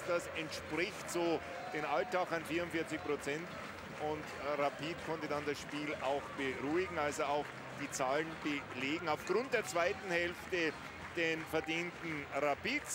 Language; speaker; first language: German; native; German